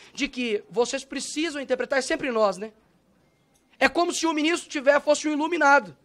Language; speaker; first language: Portuguese; native; Portuguese